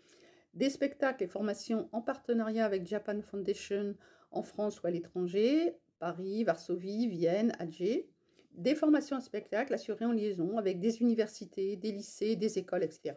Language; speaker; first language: French; native; French